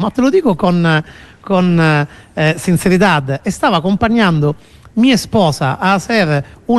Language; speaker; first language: Spanish; non-native, fluent; Italian